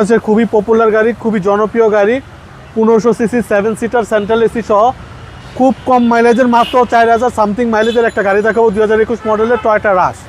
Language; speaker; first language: Bangla; native; Bangla